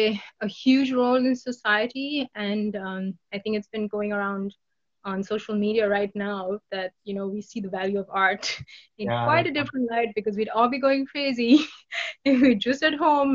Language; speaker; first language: English; non-native, local second language; Bangla